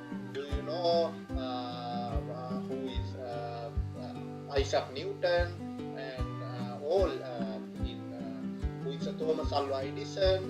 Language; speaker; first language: English; non-native, learner; Sinhala